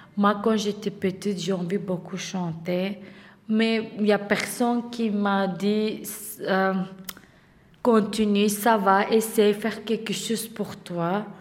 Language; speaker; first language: French; non-native, learner; Turkish